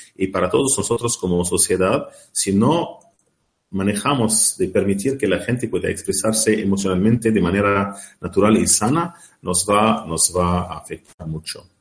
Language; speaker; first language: Spanish; non-native, learner; Arabic